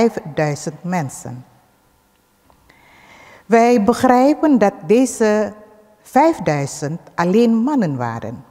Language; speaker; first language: Dutch; early bilingual, other home language; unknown